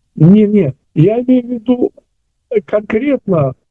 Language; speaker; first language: Russian; native; Russian